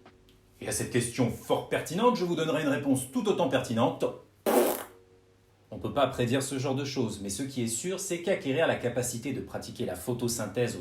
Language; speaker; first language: French; native; French